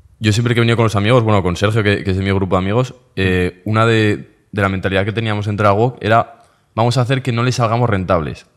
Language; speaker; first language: Spanish; native; Spanish